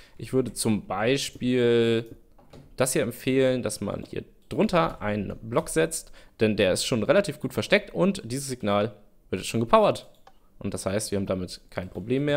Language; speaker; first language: German; native; German